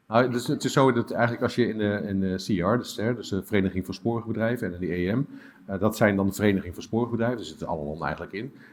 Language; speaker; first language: Dutch; native; Dutch